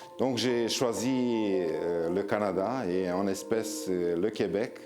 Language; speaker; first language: French; non-native, fluent; Romanian